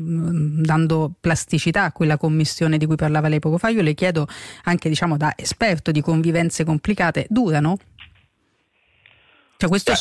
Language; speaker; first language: Italian; native; Italian